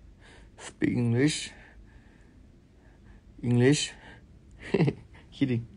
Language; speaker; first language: English; non-native, learner; Thai